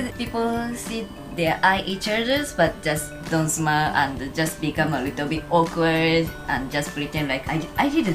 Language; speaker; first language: English; non-native, fluent; Japanese